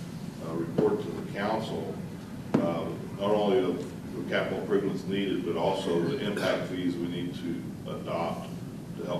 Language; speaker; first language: English; native; English